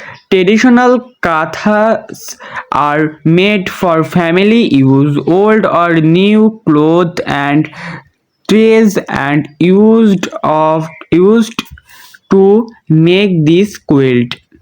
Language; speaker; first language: English; non-native, local second language; Bangla